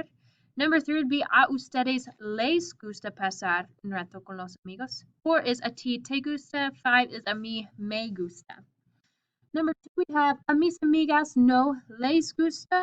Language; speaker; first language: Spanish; non-native, fluent; English